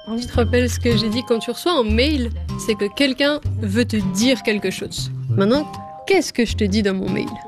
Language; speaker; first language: French; native; French